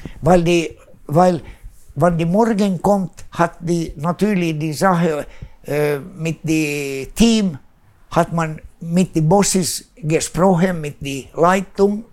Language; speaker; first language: German; non-native, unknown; Swedish